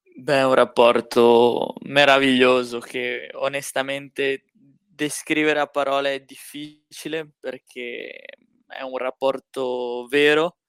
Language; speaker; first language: Italian; native; Italian